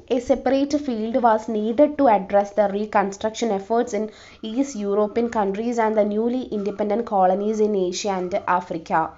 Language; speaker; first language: English; non-native, local second language; Malayalam